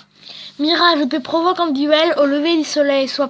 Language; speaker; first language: French; native; French